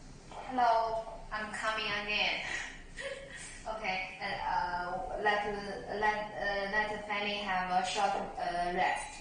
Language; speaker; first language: English; non-native, learner; Chinese